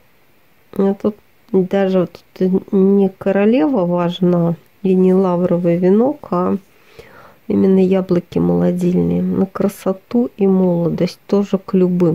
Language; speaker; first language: Russian; native; Russian